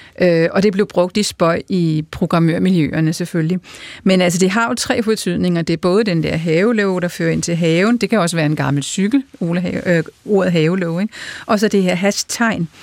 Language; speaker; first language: Danish; early bilingual, other home language; German